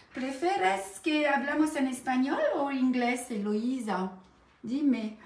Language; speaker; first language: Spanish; non-native, learner; French